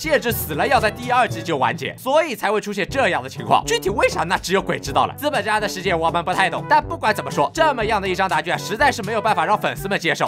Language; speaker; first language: Chinese; native; Chinese